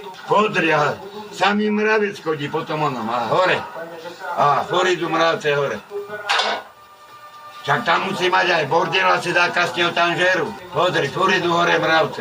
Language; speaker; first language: Slovak; native; Slovak